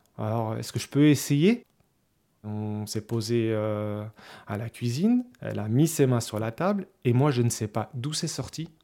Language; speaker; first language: French; early bilingual, other home language; Spanish